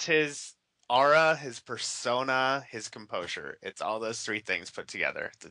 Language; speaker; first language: English; native; English